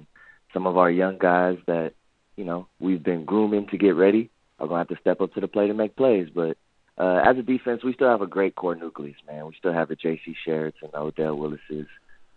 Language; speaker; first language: English; native; English